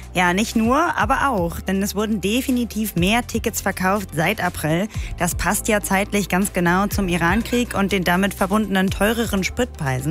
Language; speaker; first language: German; native; German